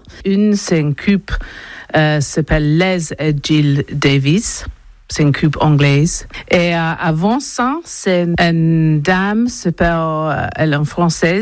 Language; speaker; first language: French; non-native, learner; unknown